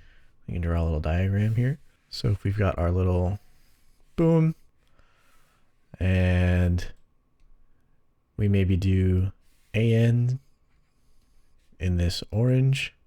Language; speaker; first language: English; native; English